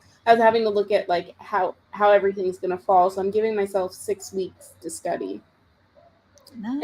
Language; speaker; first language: English; native; English